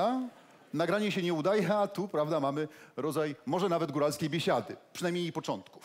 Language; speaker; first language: Polish; native; Polish